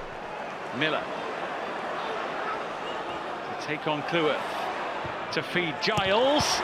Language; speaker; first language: English; native; English